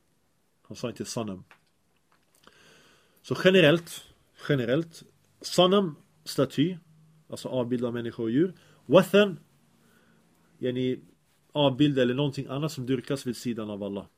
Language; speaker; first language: Swedish; early bilingual, other home language; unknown